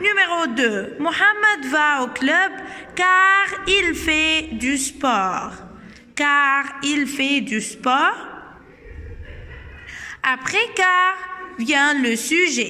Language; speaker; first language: French; non-native, fluent; Arabic